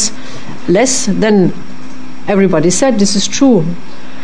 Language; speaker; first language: English; non-native, fluent; French